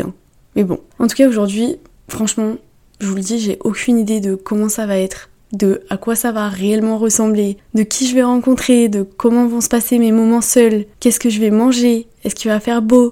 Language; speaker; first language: French; native; French